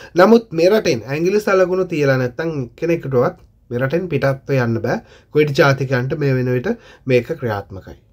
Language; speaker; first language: Sinhala; non-native, local second language; Tamil